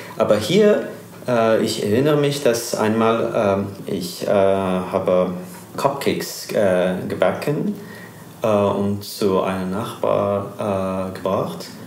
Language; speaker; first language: German; non-native, learner; Persian